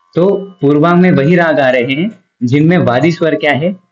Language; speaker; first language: Hindi; non-native, local second language; Marathi